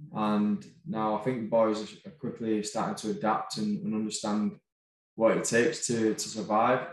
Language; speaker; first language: English; native; English